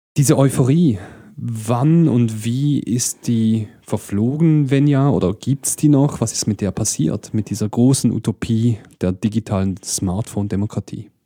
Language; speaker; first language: German; native; German